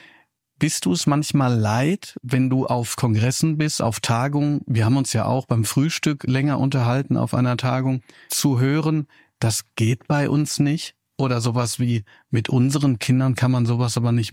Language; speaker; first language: German; native; German